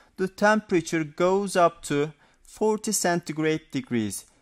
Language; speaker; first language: English; non-native, fluent; Turkish